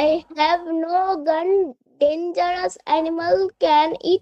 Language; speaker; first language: English; non-native, learner; Bangla